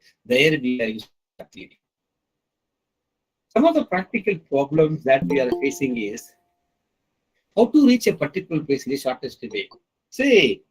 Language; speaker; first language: English; non-native, local second language; Tamil